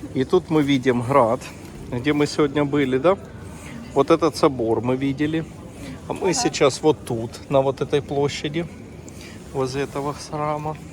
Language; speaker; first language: Russian; non-native, local second language; Ukrainian